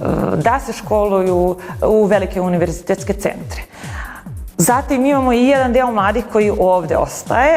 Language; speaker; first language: Bosnian; native; Bosnian